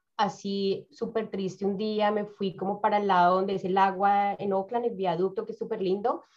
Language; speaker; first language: Spanish; native; Spanish